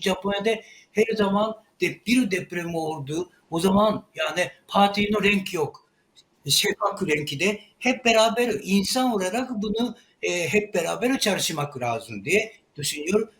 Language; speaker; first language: Turkish; non-native, learner; Japanese